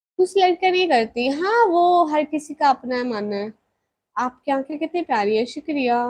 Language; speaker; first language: Urdu; non-native, local second language; Punjabi